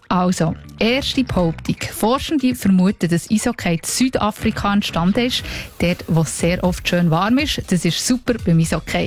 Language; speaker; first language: German; native; German